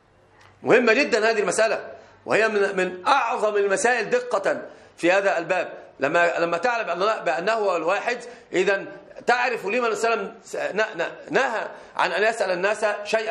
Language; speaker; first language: Arabic; native; Arabic